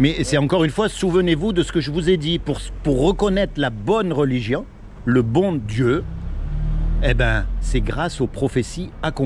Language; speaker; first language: French; native; French